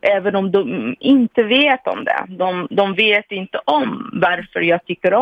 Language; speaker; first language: Swedish; non-native, fluent; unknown